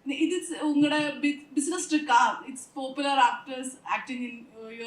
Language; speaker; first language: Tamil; non-native, learner; Malayalam